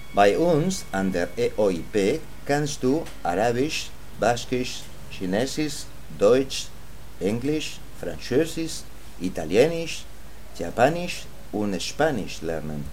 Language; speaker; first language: German; non-native, learner; Spanish